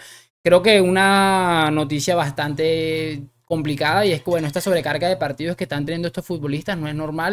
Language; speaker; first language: Spanish; native; Spanish